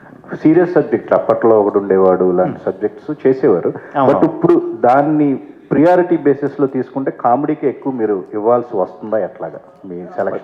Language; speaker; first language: Telugu; native; Telugu